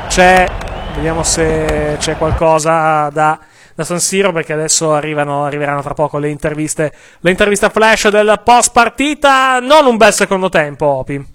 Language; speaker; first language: Italian; native; Italian